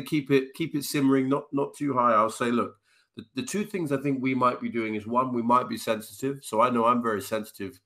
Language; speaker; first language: English; native; English